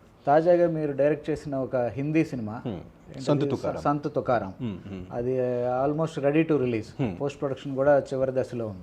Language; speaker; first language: Telugu; native; Telugu